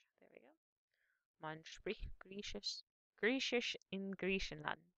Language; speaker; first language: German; non-native, fluent; English